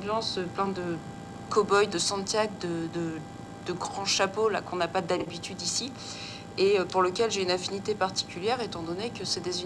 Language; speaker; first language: French; native; French